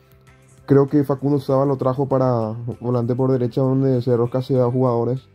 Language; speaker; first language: Spanish; native; Spanish